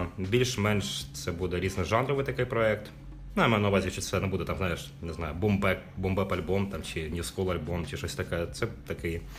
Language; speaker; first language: Ukrainian; non-native, local second language; Russian